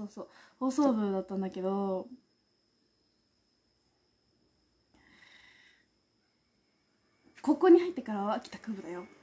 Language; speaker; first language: Japanese; native; Japanese